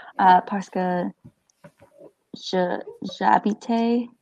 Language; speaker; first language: French; non-native, learner; English